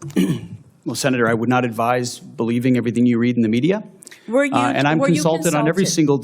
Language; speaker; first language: English; native; English